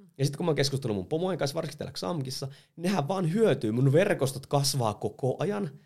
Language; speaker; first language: Finnish; native; Finnish